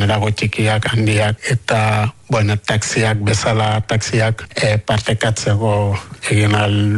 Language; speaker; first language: Basque; non-native, learner; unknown